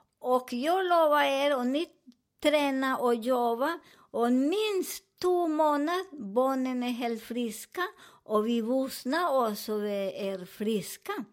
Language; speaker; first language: Swedish; non-native, learner; Spanish